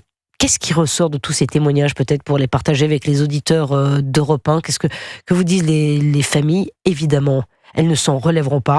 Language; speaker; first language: French; native; French